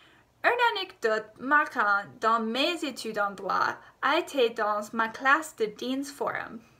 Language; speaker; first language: French; non-native, local second language; English